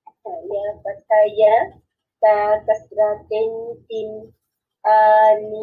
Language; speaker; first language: Arabic; non-native, learner; Bangla